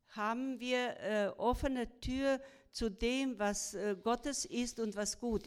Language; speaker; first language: German; non-native, fluent; Croatian